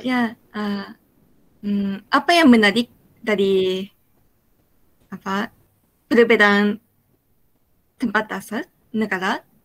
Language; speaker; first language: Indonesian; non-native, learner; Japanese